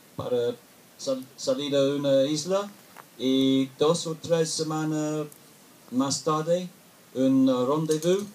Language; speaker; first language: Spanish; non-native, learner; English